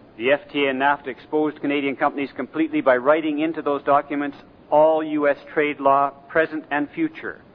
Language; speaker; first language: English; native; English